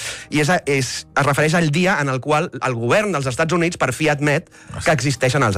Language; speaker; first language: Catalan; native; Catalan